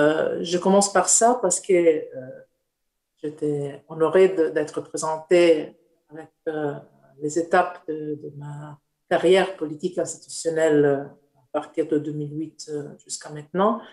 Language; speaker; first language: French; non-native, fluent; Italian